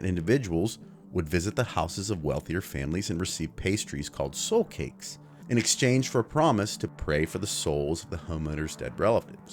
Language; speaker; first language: English; native; English